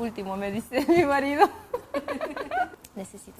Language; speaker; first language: Spanish; non-native, learner; Russian